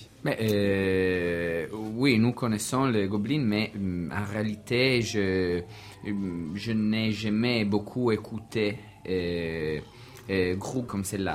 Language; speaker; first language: French; non-native, learner; Italian